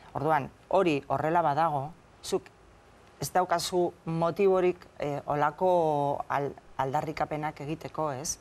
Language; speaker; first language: Basque; non-native, local second language; Spanish